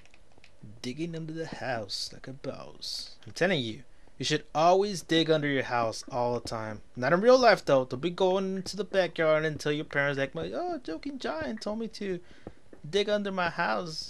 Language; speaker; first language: English; native; English